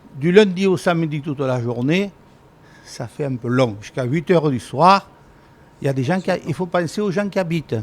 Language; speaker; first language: French; native; French